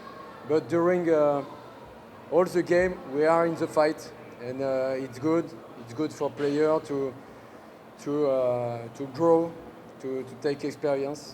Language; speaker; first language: English; non-native, learner; French